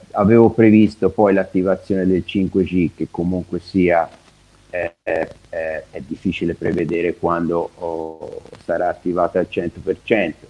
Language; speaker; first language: Italian; native; Italian